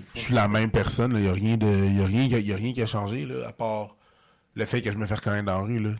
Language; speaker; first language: French; native; French